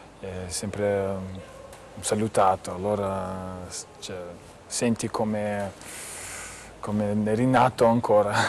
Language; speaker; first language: Italian; non-native, learner; Lithuanian